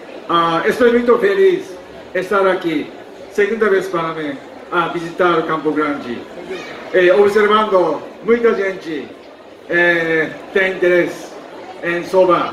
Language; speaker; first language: Portuguese; non-native, fluent; Japanese